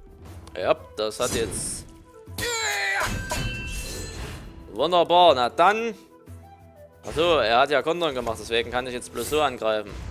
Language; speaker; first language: German; native; German